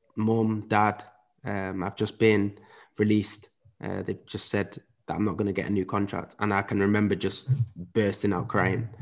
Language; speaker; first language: English; native; English